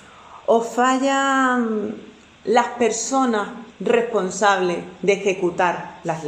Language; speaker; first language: Spanish; native; Spanish